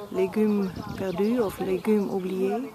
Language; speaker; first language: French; non-native, learner; Dutch